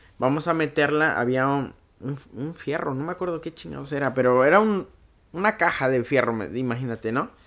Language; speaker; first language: Spanish; native; Spanish